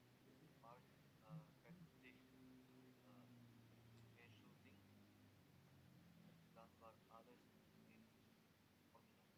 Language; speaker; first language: German; non-native, learner; Macedonian